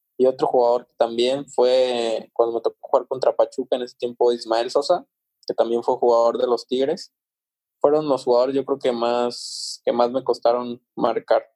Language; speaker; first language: Spanish; native; Spanish